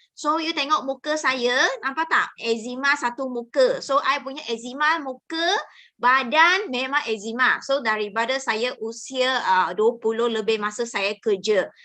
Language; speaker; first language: Malay; non-native, local second language; Chinese